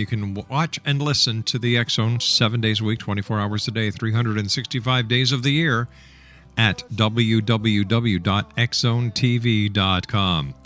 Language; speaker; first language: English; native; English